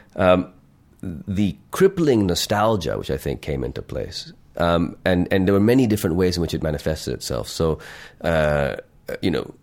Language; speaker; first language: English; non-native, local second language; Urdu